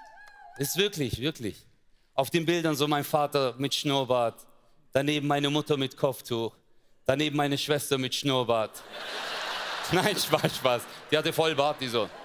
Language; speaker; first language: German; early bilingual, other home language; Turkish